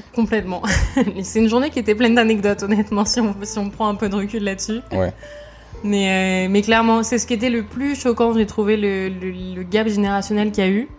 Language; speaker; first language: French; native; French